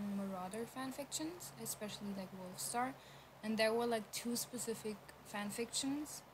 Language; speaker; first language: English; non-native, fluent; German